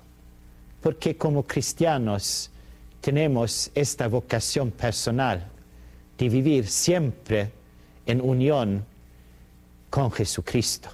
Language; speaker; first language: Spanish; non-native, fluent; Swedish